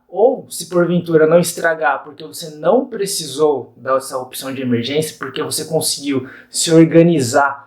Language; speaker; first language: Portuguese; native; Portuguese